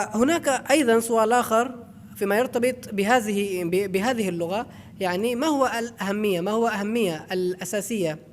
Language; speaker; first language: Arabic; non-native, fluent; Urdu